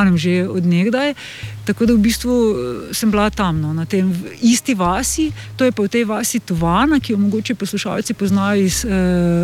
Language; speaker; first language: Slovenian; native; Slovenian